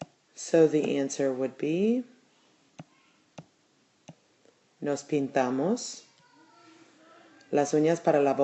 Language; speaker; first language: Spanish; non-native, fluent; English